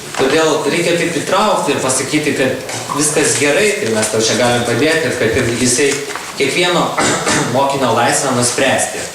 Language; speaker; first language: Lithuanian; native; Lithuanian